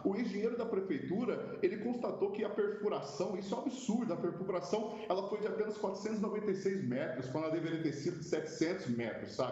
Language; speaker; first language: Portuguese; native; Portuguese